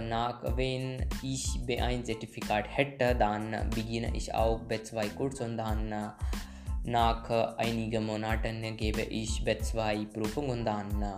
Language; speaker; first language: German; non-native, learner; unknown